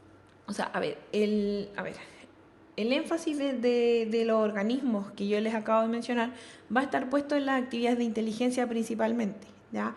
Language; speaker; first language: Spanish; native; Spanish